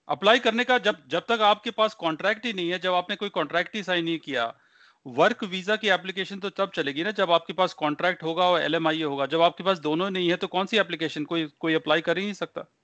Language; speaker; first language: Hindi; non-native, local second language; Punjabi